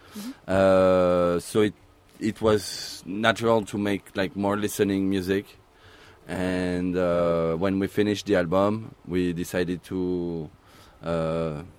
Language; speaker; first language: English; non-native, learner; French